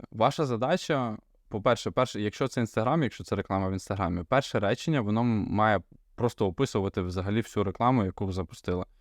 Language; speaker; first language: Ukrainian; non-native, local second language; Russian